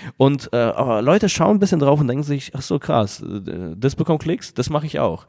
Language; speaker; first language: German; early bilingual, other home language; Russian